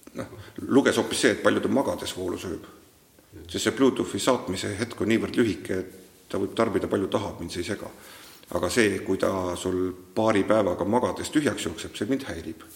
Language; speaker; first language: Estonian; native; Estonian